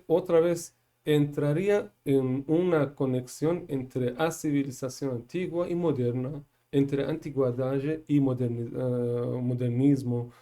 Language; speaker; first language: Portuguese; non-native, learner; Persian